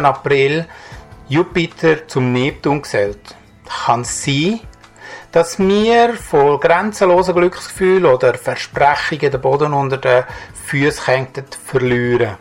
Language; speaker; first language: German; native; German